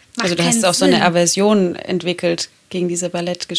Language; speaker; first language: German; native; German